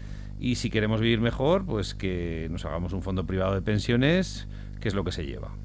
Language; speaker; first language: Spanish; native; Spanish